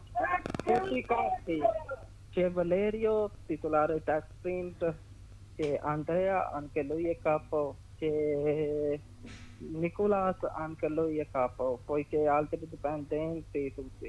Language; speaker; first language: Italian; non-native, learner; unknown